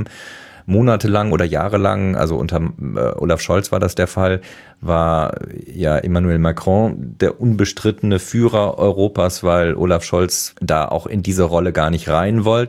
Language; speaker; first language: German; native; German